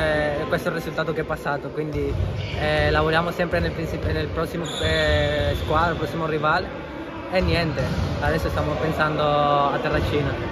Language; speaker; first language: Italian; non-native, fluent; Spanish